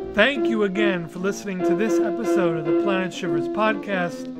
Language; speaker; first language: English; native; English